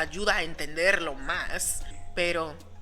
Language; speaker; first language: Spanish; non-native, fluent; English